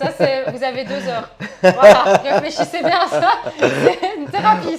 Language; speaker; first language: French; native; French